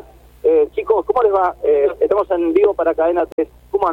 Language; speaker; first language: Spanish; native; Spanish